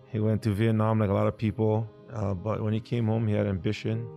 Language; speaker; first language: English; native; English